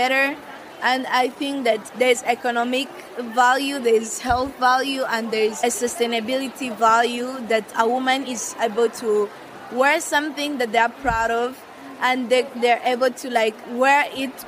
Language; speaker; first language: English; non-native, local second language; Kinyarwanda